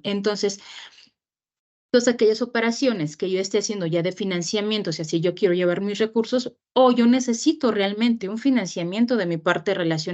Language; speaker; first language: Spanish; native; Spanish